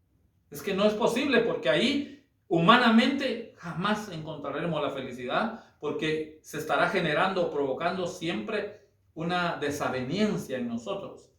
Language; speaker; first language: Spanish; native; Spanish